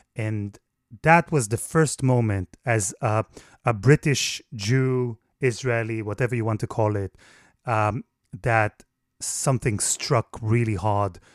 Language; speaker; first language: English; non-native, fluent; Hebrew